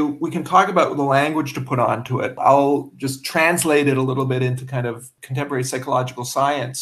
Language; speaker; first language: English; native; English